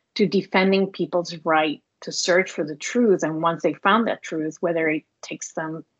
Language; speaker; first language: English; non-native, fluent; Spanish